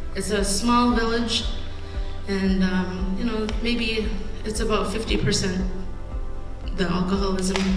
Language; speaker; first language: English; native; English